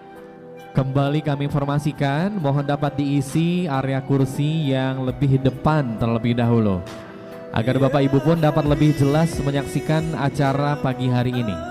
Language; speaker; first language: Indonesian; native; Indonesian